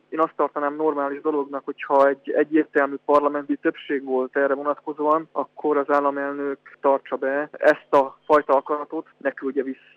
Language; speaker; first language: Hungarian; native; Hungarian